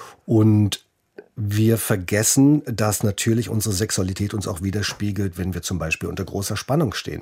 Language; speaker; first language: German; native; German